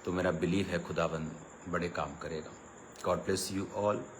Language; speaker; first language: Hindi; non-native, local second language; Punjabi